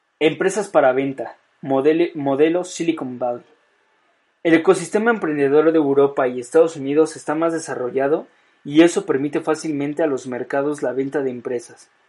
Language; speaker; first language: Spanish; native; Spanish